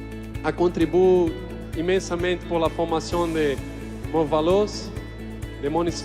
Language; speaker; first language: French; non-native, learner; Portuguese